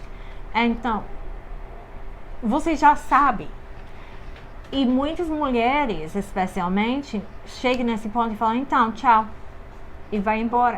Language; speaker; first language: Portuguese; non-native, fluent; English